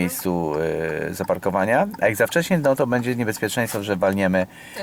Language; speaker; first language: Polish; native; Polish